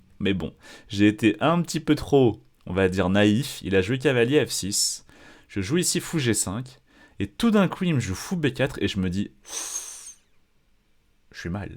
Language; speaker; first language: French; native; French